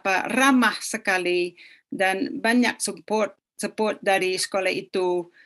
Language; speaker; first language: Indonesian; non-native, fluent; English